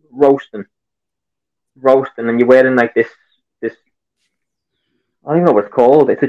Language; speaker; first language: English; native; English